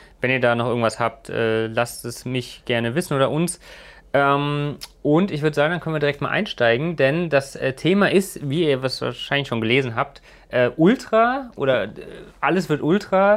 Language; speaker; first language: German; native; German